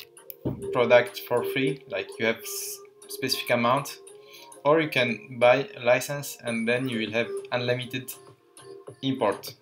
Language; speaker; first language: English; non-native, fluent; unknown